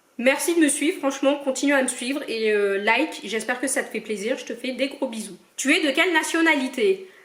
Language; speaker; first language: French; early bilingual, other home language; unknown